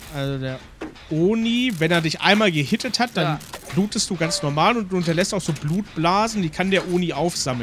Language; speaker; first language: German; native; German